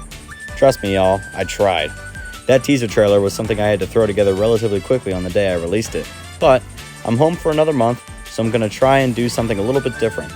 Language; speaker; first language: English; native; English